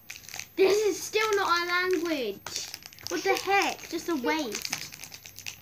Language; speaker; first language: English; native; English